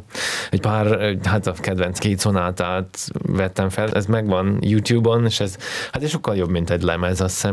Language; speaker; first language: Hungarian; non-native, fluent; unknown